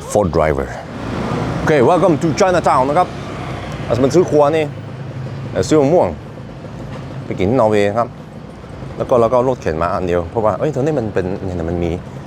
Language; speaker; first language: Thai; non-native, fluent; Norwegian